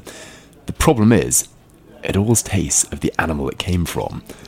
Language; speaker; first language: English; native; English